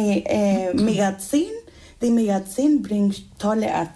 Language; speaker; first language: German; non-native, fluent; Spanish